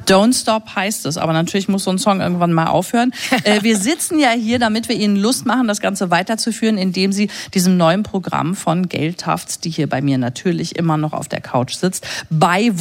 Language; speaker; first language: German; native; German